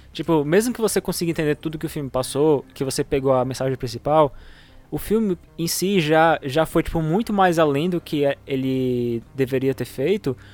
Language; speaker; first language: Portuguese; native; Portuguese